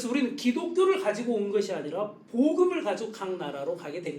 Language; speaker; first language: Korean; native; Korean